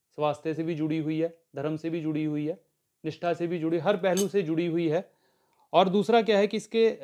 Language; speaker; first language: Hindi; native; Hindi